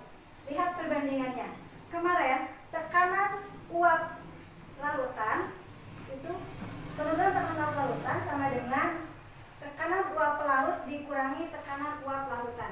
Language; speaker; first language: Indonesian; native; Indonesian